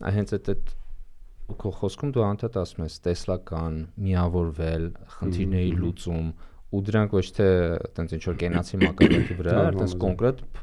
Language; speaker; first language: Armenian; native; Armenian